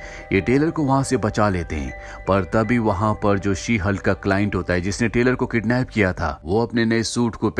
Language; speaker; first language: Hindi; native; Hindi